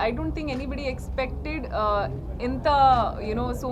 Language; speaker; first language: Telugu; non-native, learner; Hindi